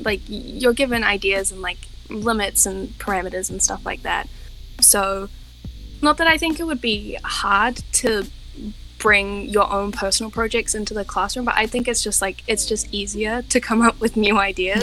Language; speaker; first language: English; native; English